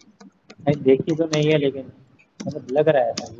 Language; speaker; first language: Hindi; native; Hindi